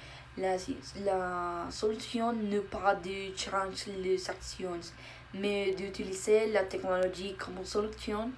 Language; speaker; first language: French; non-native, learner; Spanish